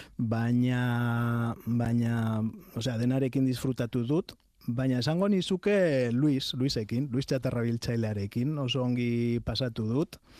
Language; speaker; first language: Basque; non-native, local second language; Spanish